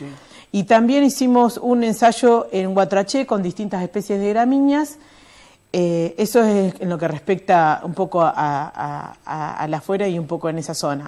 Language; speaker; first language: Spanish; native; Spanish